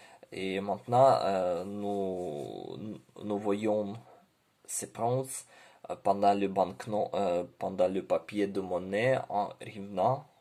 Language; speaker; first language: French; non-native, learner; Ukrainian